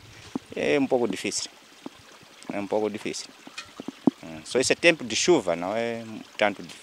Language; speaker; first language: Portuguese; non-native, local second language; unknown